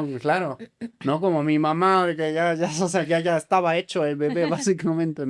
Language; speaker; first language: Spanish; native; Spanish